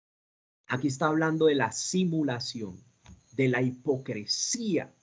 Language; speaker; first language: Spanish; native; Spanish